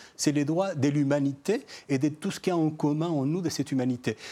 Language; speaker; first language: French; non-native, fluent; Spanish